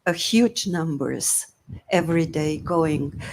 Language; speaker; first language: English; non-native, fluent; Slovenian